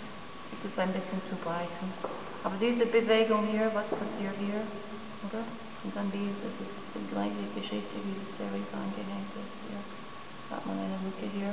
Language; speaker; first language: German; non-native, learner; English